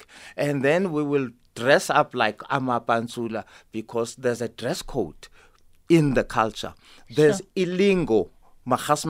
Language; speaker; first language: English; non-native, local second language; Zulu